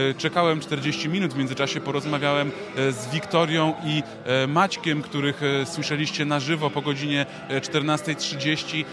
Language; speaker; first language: Polish; native; Polish